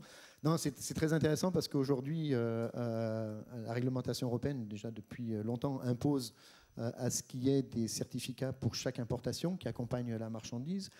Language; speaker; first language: French; native; French